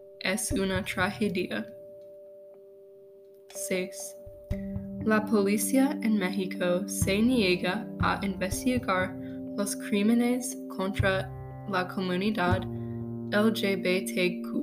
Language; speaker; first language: Spanish; non-native, learner; English